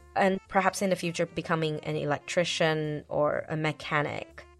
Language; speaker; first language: English; non-native, fluent; Chinese